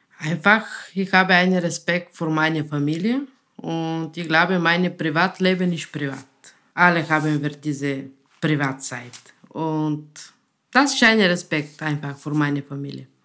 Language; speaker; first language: German; non-native, learner; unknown